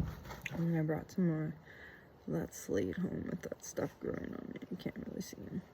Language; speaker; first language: English; native; English